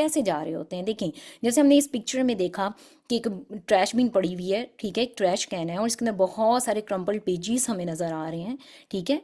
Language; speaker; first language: Urdu; non-native, local second language; Punjabi